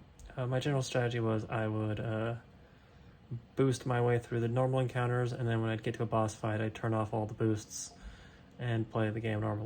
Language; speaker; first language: English; native; English